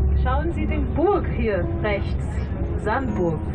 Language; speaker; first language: German; non-native, fluent; Portuguese